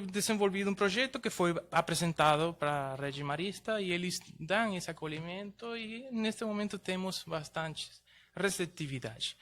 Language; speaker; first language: Portuguese; non-native, fluent; Spanish